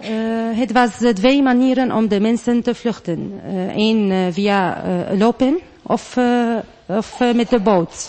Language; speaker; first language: Dutch; non-native, learner; Arabic